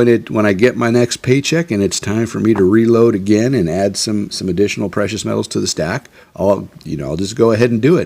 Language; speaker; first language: English; native; English